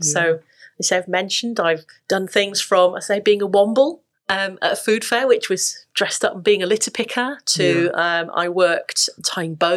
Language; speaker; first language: English; native; English